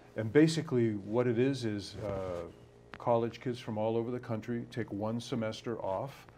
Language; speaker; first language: English; native; English